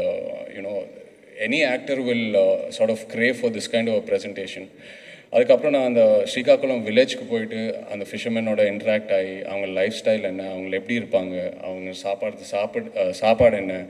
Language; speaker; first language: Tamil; non-native, local second language; Telugu